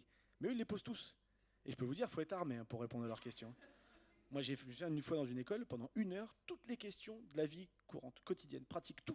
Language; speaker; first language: French; native; French